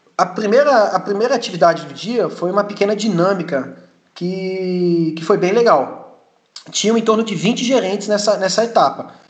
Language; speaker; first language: Portuguese; early bilingual, heritage; Portuguese